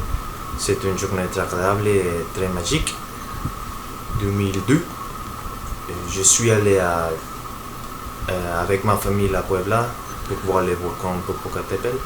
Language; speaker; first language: French; non-native, learner; Spanish